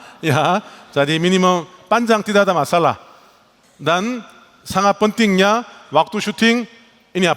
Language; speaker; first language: Indonesian; non-native, learner; Korean